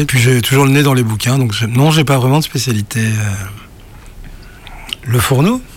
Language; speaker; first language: French; native; French